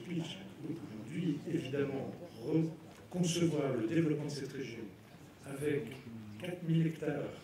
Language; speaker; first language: French; native; French